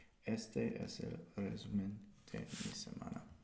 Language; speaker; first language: Spanish; non-native, learner; English